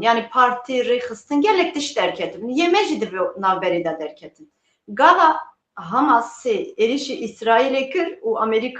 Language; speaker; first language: Kurdish; native; Kurdish